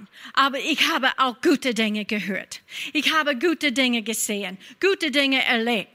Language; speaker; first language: German; non-native, fluent; English